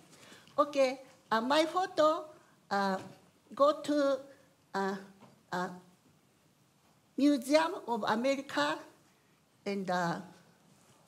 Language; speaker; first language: English; non-native, learner; Japanese